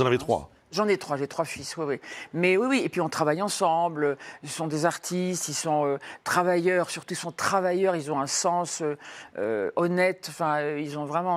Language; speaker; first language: French; native; French